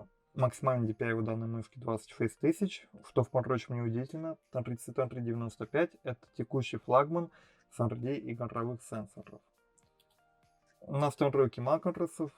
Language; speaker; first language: Russian; native; Russian